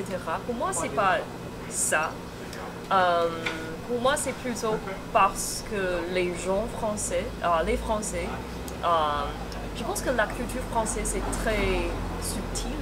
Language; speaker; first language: French; non-native, fluent; Chinese